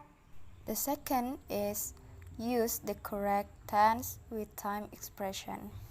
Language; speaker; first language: English; non-native, learner; Indonesian